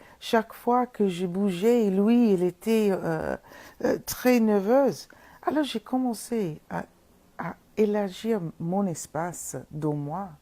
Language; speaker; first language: French; non-native, fluent; English